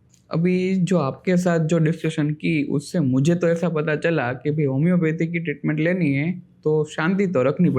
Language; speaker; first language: Hindi; non-native, local second language; Gujarati